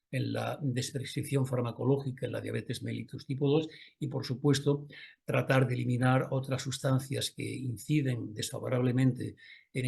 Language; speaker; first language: Spanish; native; Spanish